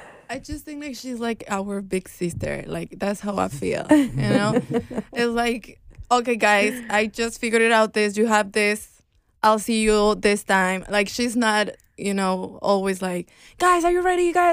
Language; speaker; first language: English; non-native, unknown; Spanish